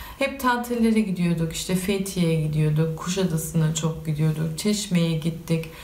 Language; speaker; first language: Turkish; early bilingual, heritage; Turkish